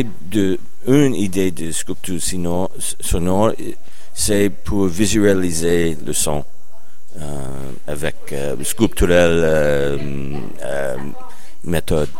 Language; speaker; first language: French; non-native, learner; English